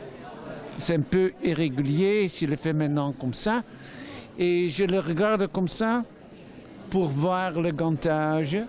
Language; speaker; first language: French; non-native, fluent; Dutch